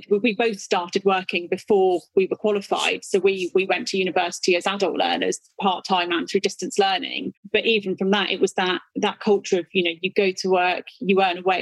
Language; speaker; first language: English; native; English